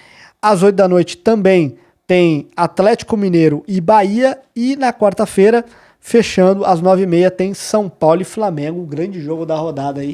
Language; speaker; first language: Portuguese; native; Portuguese